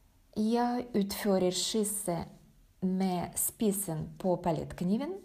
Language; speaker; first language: Norwegian; non-native, fluent; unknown